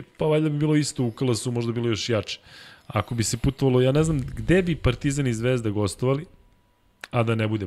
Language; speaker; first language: Serbian; native; Serbian